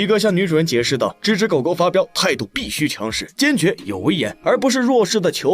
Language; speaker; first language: Chinese; native; Chinese